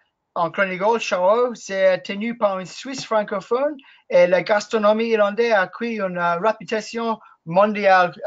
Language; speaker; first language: French; non-native, learner; English